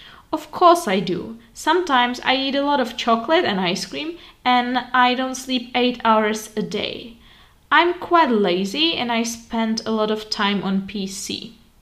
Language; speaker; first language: English; non-native, fluent; Czech